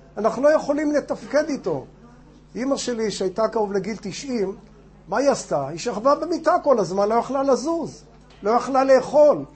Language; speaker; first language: Hebrew; non-native, fluent; English